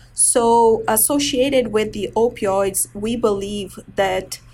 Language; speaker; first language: English; non-native, fluent; Portuguese